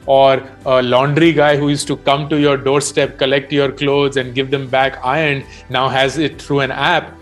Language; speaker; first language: English; non-native, local second language; Hindi